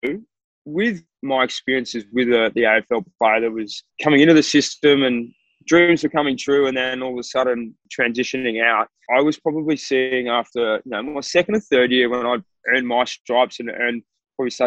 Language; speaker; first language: English; native; English